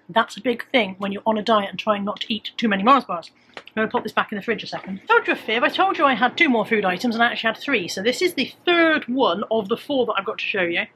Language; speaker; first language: English; native; English